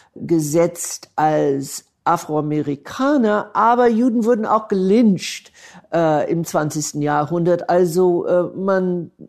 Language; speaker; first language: German; non-native, fluent; English